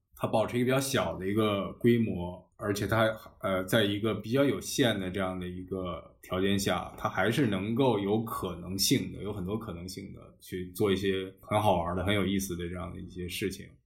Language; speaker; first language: Chinese; native; Chinese